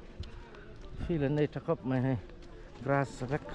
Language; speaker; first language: Hindi; non-native, local second language; Mizo